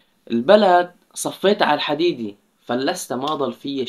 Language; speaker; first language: Arabic; native; Arabic